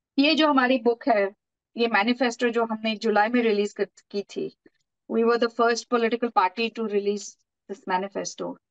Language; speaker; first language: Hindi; non-native, local second language; Marathi